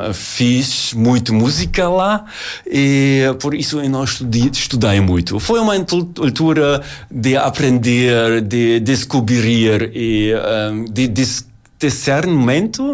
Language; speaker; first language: Portuguese; non-native, learner; German